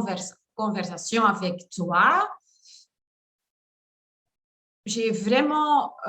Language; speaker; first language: French; non-native, learner; Dutch